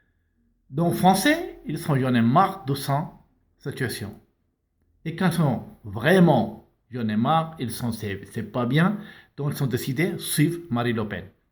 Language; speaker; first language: French; non-native, learner; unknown